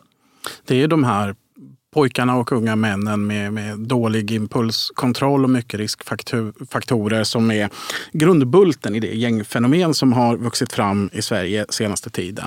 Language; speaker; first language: Swedish; native; Swedish